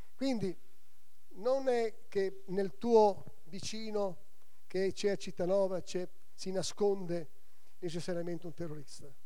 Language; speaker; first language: Italian; native; Italian